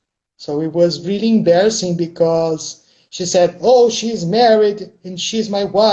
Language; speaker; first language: English; non-native, fluent; Portuguese